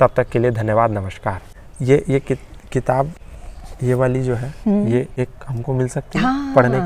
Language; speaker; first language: Hindi; native; Hindi